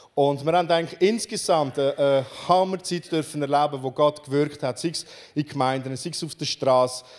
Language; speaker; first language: German; non-native, fluent; Romanian